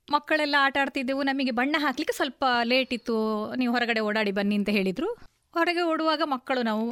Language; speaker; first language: Kannada; native; Kannada